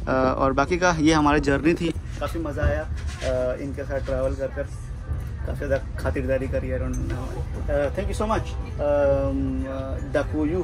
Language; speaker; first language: Hindi; native; Hindi